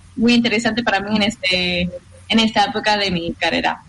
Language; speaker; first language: Spanish; non-native, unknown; English